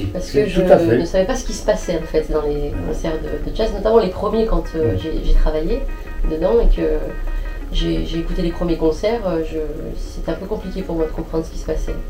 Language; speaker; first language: French; native; French